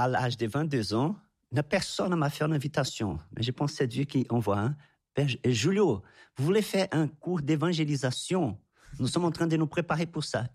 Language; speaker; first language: French; non-native, fluent; Portuguese